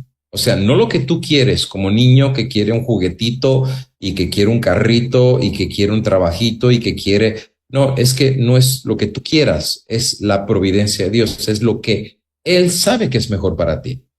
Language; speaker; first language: Spanish; native; Spanish